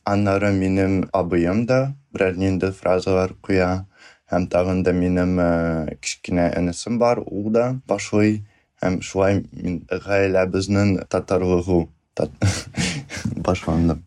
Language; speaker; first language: Tatar; non-native, fluent; Russian